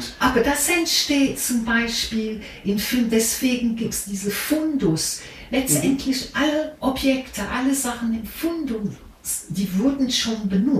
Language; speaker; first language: German; non-native, fluent; English